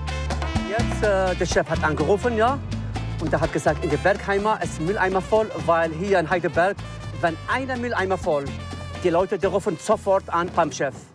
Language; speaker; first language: German; non-native, learner; Arabic